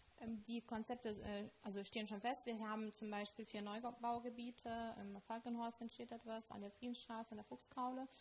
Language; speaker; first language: German; non-native, fluent; Lithuanian